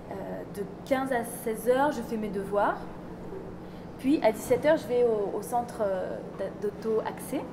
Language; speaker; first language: French; non-native, learner; Spanish